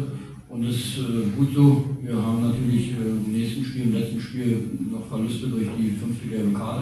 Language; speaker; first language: German; native; German